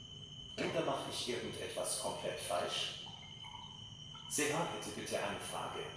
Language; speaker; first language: German; native; German